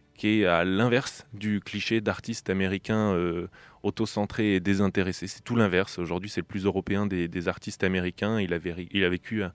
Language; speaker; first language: French; native; French